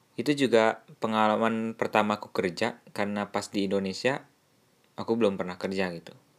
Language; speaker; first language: Indonesian; native; Indonesian